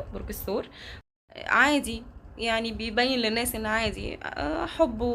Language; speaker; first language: Arabic; native; Arabic